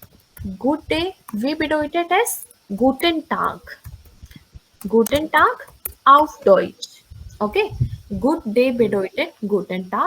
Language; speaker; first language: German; non-native, fluent; Hindi